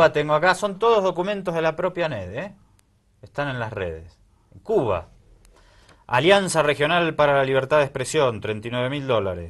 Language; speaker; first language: Spanish; native; Spanish